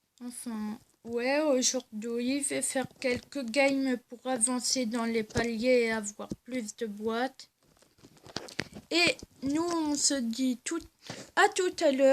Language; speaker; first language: French; native; French